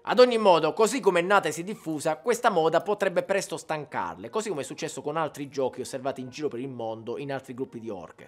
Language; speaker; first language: Italian; native; Italian